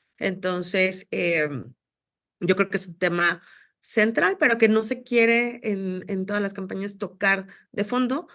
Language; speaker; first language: Spanish; native; Spanish